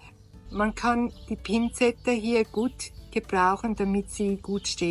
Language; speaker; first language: German; non-native, fluent; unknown